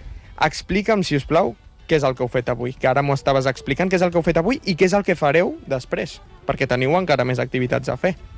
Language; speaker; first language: Catalan; native; Catalan